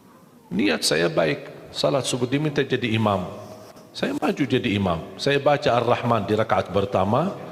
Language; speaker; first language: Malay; non-native, fluent; Arabic